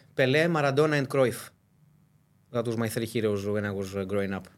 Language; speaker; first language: English; non-native, fluent; Greek